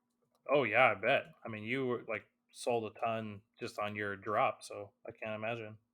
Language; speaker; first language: English; native; English